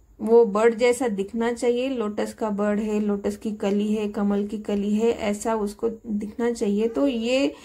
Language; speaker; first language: Hindi; non-native, local second language; Marathi